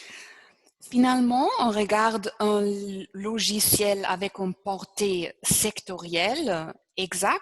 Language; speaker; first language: French; non-native, fluent; German